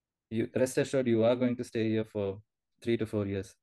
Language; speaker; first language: English; non-native, local second language; Telugu